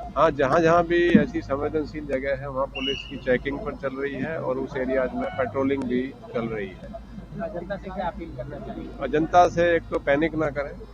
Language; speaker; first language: Hindi; non-native, local second language; Gujarati